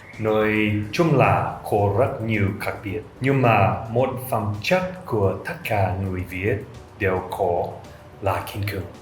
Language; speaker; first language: Vietnamese; non-native, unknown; English